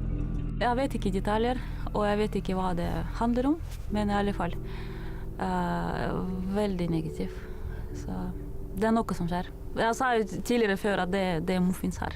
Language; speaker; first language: Norwegian; non-native, fluent; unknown